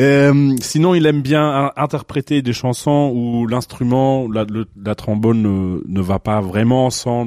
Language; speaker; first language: French; non-native, fluent; German